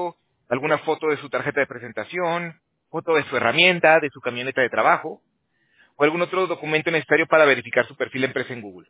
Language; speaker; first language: Spanish; native; Spanish